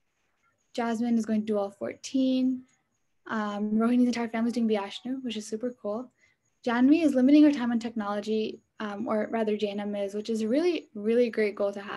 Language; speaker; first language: English; early bilingual, other home language; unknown